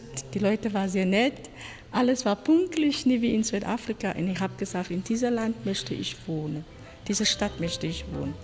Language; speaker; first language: German; non-native, learner; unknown